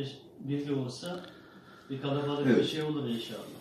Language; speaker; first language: Turkish; non-native, learner; Uyghur